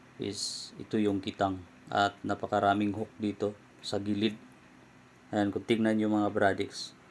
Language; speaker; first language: Filipino; non-native, local second language; Cebuano